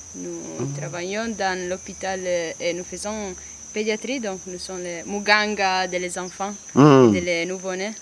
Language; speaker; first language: French; non-native, learner; Italian